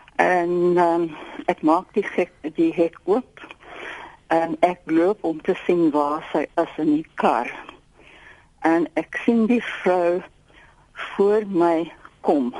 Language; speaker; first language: Afrikaans; non-native, local second language; English